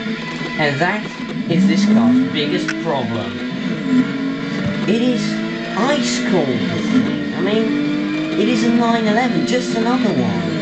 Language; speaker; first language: English; non-native, fluent; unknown